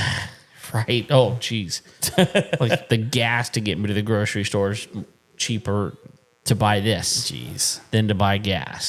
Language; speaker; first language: English; native; English